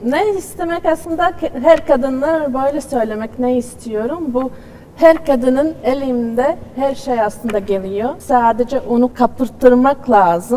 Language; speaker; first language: Turkish; non-native, learner; Latvian